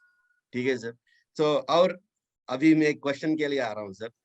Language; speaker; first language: Hindi; non-native, local second language; Telugu